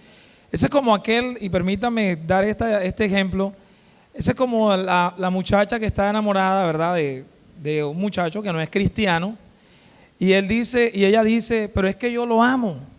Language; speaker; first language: Spanish; native; Spanish